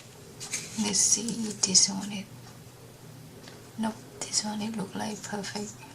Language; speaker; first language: English; non-native, learner; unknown